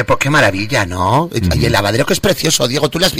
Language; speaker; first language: Spanish; native; Spanish